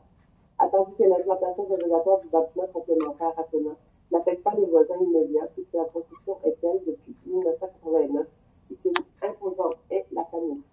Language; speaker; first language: French; native; French